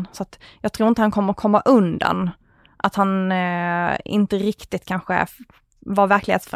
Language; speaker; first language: Swedish; native; Swedish